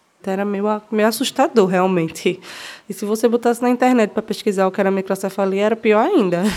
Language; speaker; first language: Portuguese; native; Portuguese